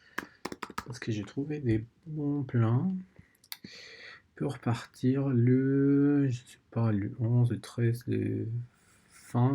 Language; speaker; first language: French; non-native, learner; Spanish